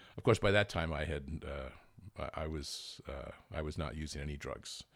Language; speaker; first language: English; native; English